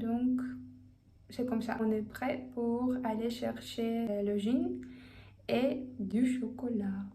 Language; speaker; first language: French; non-native, fluent; Russian